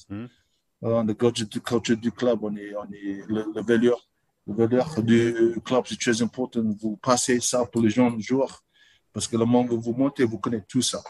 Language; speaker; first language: French; non-native, learner; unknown